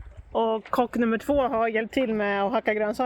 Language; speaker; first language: Swedish; native; Swedish